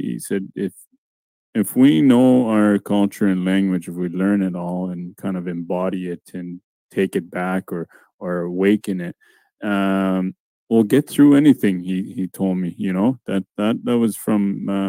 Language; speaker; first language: English; non-native, fluent; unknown